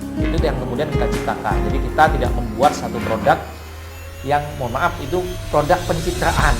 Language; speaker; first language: Indonesian; non-native, local second language; Madurese